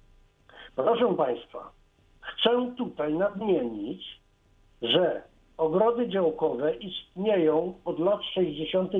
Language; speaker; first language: Polish; native; Polish